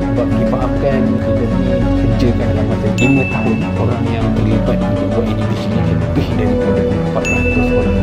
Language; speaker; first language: Malay; native; Malay